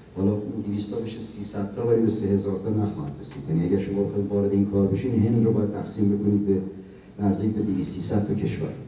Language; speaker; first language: Persian; native; Persian